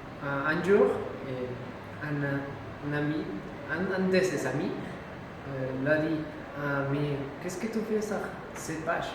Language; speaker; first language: French; non-native, learner; Spanish